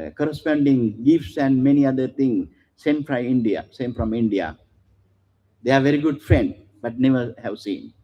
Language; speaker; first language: English; non-native, local second language; Sinhala